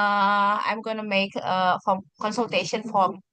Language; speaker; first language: English; non-native, fluent; Indonesian